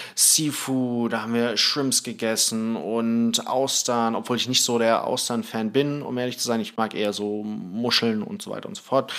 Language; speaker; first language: German; early bilingual, other home language; Thai